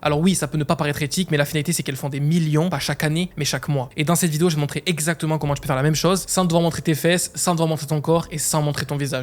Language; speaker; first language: French; native; French